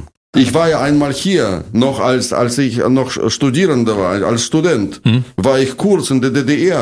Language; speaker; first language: German; non-native, fluent; Russian